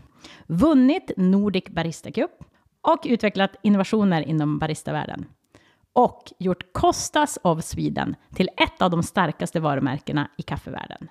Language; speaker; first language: Swedish; native; Swedish